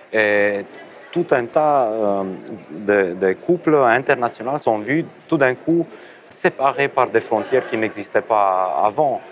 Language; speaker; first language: French; non-native, fluent; Romanian